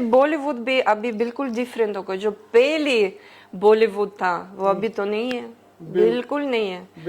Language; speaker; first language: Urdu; early bilingual, heritage; Greek